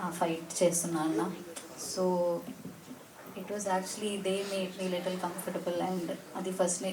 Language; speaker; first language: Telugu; non-native, learner; Malayalam